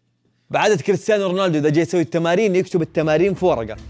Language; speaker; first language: Arabic; native; Arabic